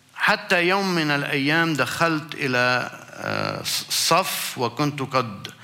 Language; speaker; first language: Arabic; native; Arabic